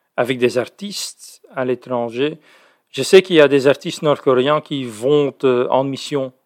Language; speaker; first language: French; native; French